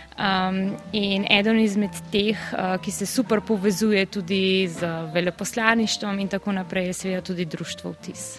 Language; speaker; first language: Slovenian; native; Slovenian